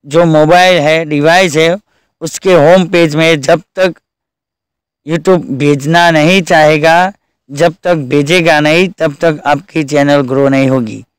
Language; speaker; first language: Hindi; non-native, local second language; Gujarati